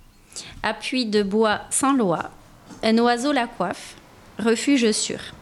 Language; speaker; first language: French; native; French